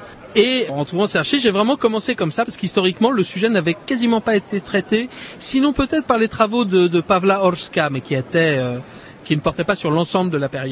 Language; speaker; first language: French; native; French